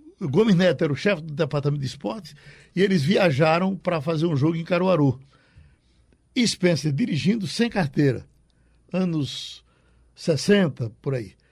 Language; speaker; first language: Portuguese; native; Portuguese